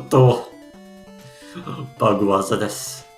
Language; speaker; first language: Japanese; non-native, learner; English